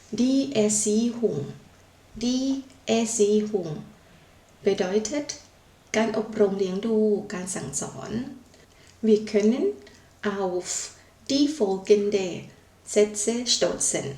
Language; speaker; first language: German; non-native, learner; Thai